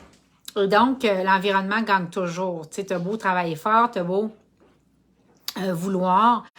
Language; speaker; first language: French; native; French